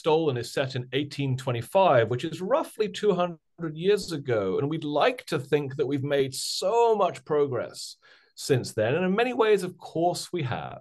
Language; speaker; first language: English; native; English